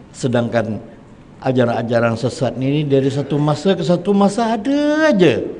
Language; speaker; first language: Malay; native; Malay